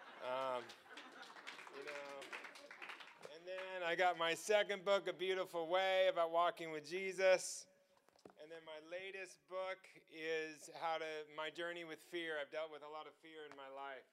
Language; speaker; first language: English; native; English